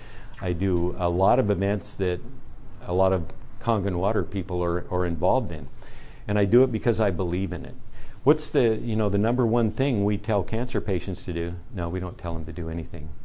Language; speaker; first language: English; native; English